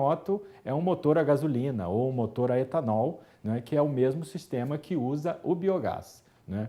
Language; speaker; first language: Portuguese; native; Portuguese